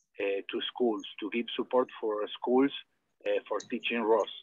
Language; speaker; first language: English; non-native, learner; Spanish